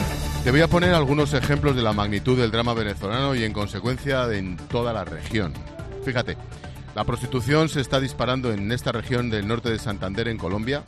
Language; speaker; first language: Spanish; native; Spanish